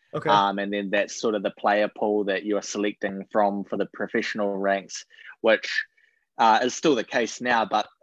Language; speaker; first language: English; native; English